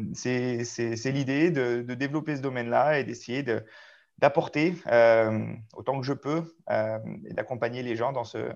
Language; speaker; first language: French; native; French